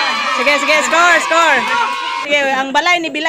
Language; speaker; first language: Cebuano; native; Cebuano